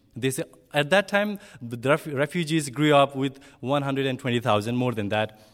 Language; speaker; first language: English; non-native, learner; Nepali